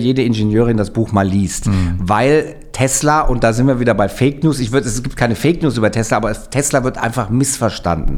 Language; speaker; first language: German; native; German